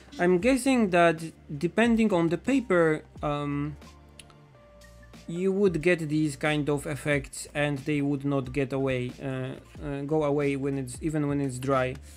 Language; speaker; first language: English; non-native, fluent; Polish